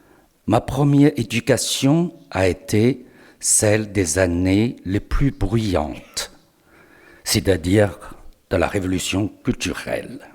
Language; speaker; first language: French; non-native, fluent; Chinese